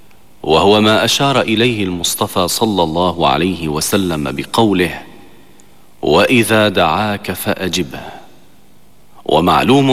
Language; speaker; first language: Arabic; native; Arabic